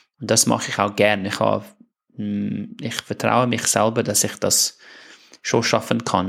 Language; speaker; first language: German; non-native, fluent; English